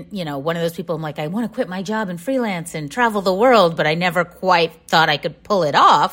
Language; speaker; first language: English; native; English